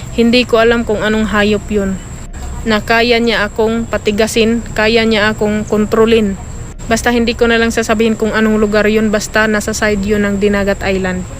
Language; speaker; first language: Filipino; non-native, local second language; Cebuano